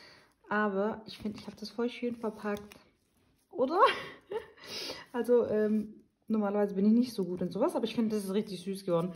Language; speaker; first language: German; early bilingual, other home language; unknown